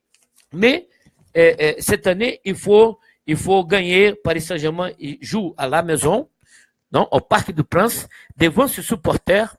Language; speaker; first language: French; non-native, fluent; Portuguese